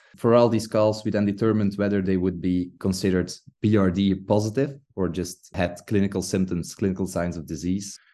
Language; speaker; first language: English; non-native, fluent; Dutch